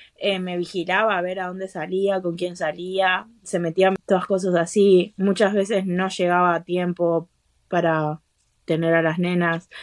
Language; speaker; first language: Spanish; native; Spanish